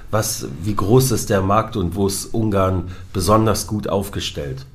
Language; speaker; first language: German; native; German